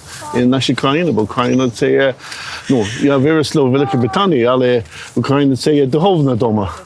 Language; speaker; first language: Ukrainian; early bilingual, heritage; Ukrainian